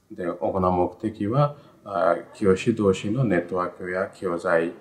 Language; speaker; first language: Japanese; non-native, fluent; Bangla